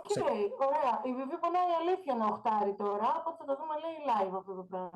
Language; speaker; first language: Greek; native; Greek